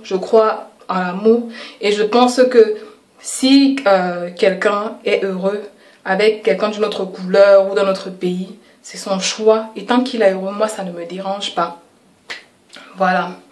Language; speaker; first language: French; native; French